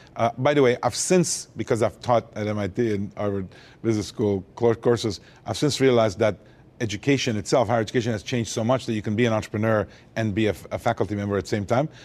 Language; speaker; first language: English; early bilingual, other home language; Armenian